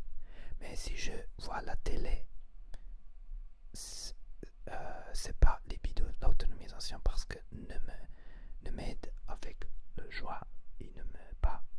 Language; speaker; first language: French; non-native, learner; Spanish